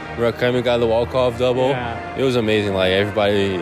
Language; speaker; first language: English; non-native, fluent; Portuguese